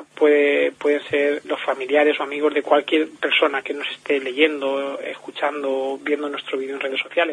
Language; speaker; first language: Spanish; native; Spanish